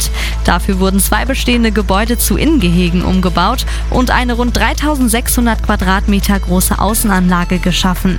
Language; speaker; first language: German; native; German